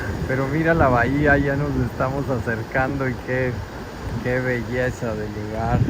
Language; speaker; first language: Spanish; native; Spanish